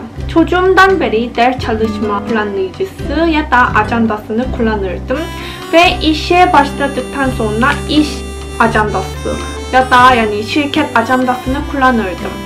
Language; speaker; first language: Turkish; non-native, fluent; Korean